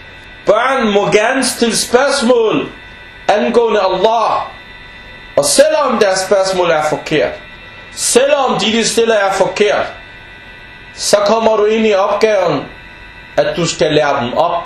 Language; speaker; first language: Danish; non-native, fluent; Arabic